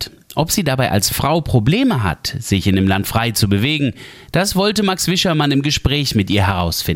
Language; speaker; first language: German; native; German